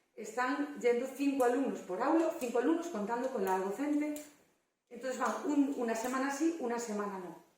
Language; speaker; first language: Spanish; native; Spanish